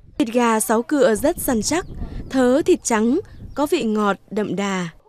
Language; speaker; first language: Vietnamese; native; Vietnamese